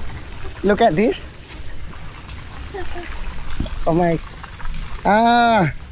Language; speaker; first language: English; non-native, learner; Indonesian